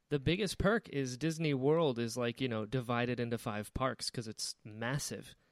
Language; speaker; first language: English; native; English